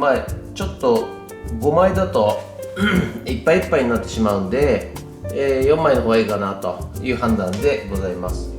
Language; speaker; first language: Japanese; native; Japanese